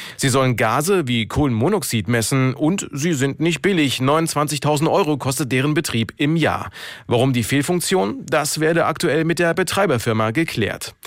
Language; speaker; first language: German; native; German